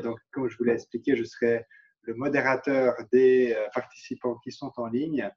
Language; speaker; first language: French; native; French